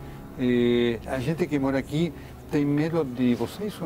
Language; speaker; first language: Portuguese; non-native, fluent; Spanish